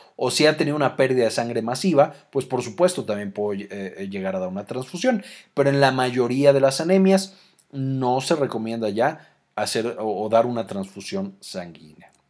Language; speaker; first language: Spanish; native; Spanish